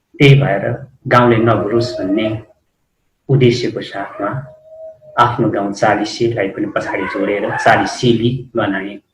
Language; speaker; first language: Nepali; non-native, local second language; Eastern Tamang